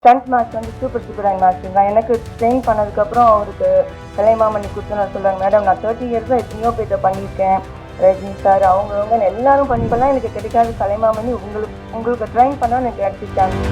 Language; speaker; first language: Tamil; early bilingual, heritage; Tamil